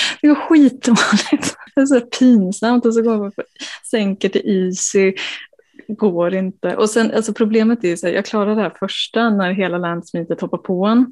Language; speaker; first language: Swedish; native; Swedish